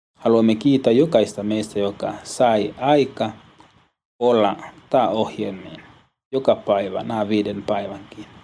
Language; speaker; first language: Finnish; non-native, learner; Swahili